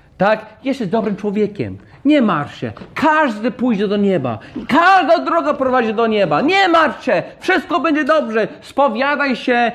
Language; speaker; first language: Polish; non-native, fluent; English